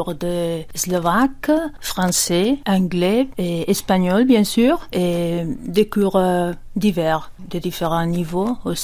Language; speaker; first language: French; non-native, fluent; Spanish